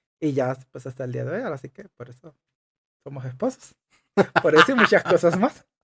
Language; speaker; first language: Spanish; native; Spanish